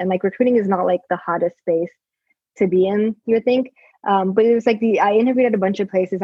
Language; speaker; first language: English; native; English